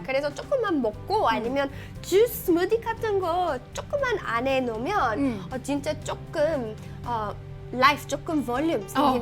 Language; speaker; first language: Korean; non-native, fluent; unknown